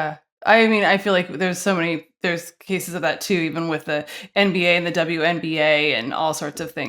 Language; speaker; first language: English; native; English